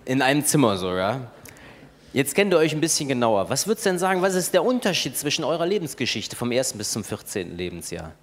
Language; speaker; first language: German; native; German